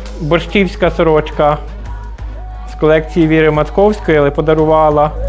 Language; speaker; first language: Ukrainian; native; Ukrainian